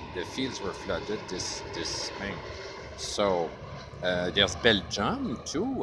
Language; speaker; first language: English; non-native, fluent; French